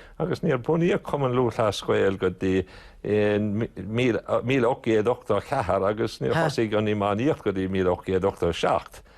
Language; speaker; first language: Irish; native; Irish